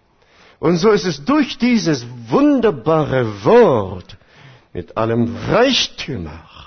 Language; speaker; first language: German; non-native, fluent; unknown